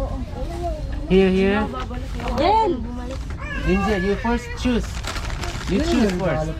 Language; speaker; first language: English; non-native, learner; Korean